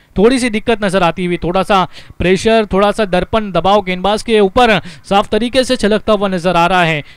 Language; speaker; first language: Hindi; non-native, local second language; Marathi